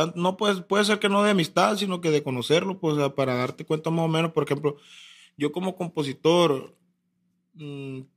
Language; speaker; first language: Spanish; native; Spanish